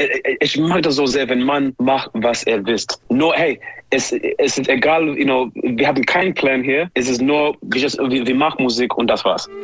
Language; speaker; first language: German; non-native, fluent; English